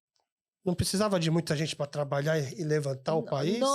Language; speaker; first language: Portuguese; early bilingual, other home language; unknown